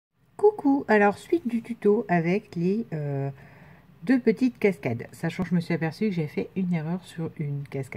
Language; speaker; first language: French; native; French